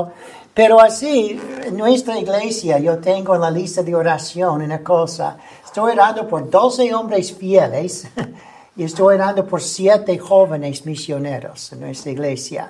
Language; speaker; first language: Spanish; non-native, fluent; English